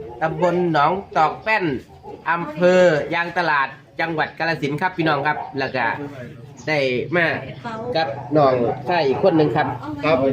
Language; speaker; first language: Thai; non-native, local second language; Northeastern Thai